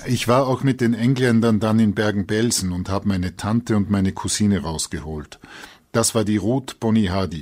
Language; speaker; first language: German; native; German